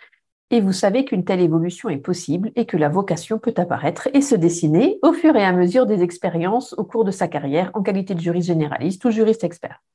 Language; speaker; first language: French; native; French